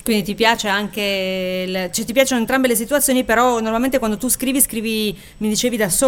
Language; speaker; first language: Italian; native; Italian